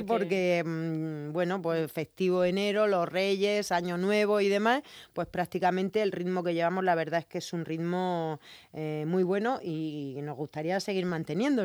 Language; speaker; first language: Spanish; native; Spanish